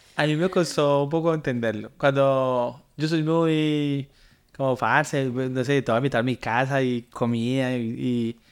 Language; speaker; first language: Spanish; native; Spanish